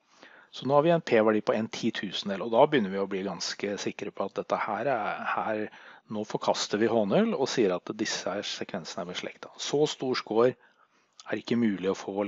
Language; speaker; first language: Norwegian; native; Norwegian